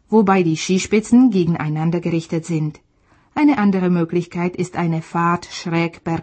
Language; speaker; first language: German; native; German